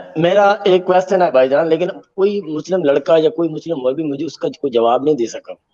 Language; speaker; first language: Urdu; non-native, local second language; Baluchi